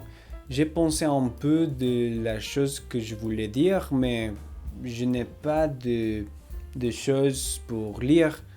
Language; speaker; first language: French; non-native, learner; English